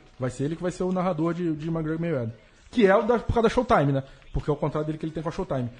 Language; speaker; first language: Portuguese; native; Portuguese